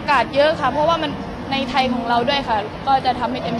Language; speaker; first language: Thai; native; Thai